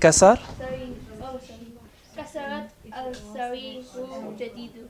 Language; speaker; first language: Arabic; non-native, learner; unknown